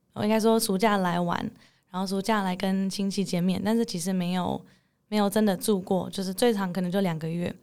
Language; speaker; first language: Chinese; early bilingual, heritage; English